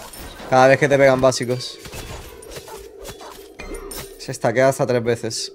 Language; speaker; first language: Spanish; native; Spanish